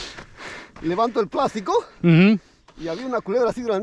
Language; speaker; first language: Spanish; native; Spanish